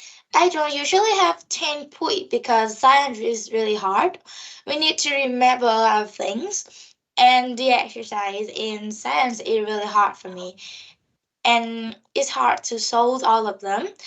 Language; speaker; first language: English; non-native, learner; Vietnamese